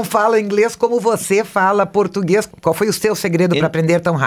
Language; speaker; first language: Portuguese; native; Portuguese